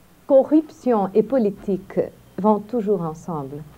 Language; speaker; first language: French; non-native, fluent; Portuguese